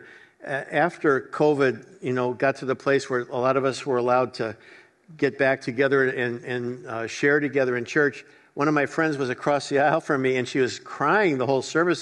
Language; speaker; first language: English; native; English